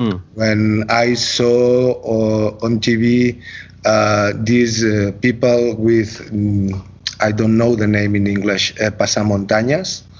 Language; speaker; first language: English; non-native, learner; Catalan